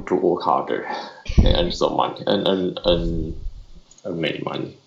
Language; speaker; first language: English; non-native, learner; Chinese